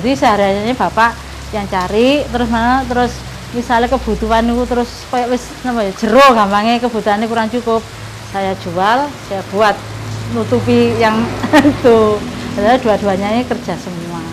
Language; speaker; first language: Indonesian; non-native, local second language; Javanese